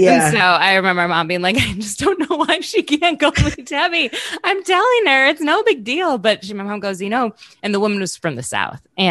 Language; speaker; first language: English; native; English